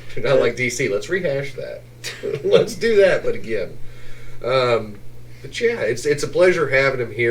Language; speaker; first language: English; native; English